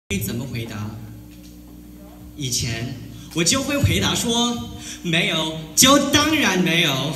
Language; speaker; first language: Chinese; non-native, learner; Cantonese